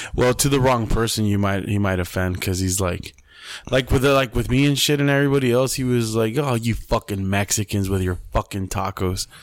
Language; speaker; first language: English; early bilingual, other home language; Spanish